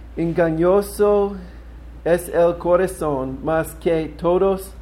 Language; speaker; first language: Spanish; non-native, learner; English